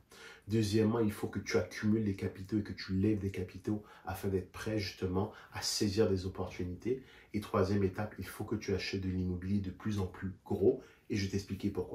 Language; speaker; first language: French; native; French